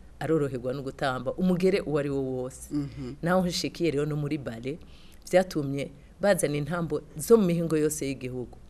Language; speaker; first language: Rundi; non-native, local second language; Swahili